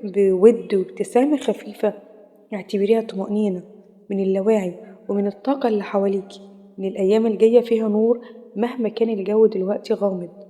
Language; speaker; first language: Arabic; native; Arabic